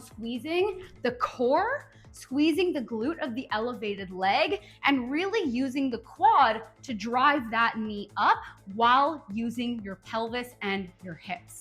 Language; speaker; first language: English; native; English